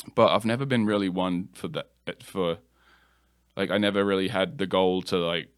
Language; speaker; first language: English; native; English